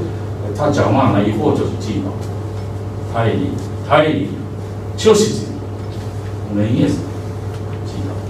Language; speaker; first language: Chinese; non-native, learner; Japanese